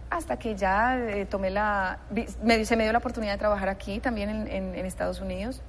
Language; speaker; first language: Spanish; native; Spanish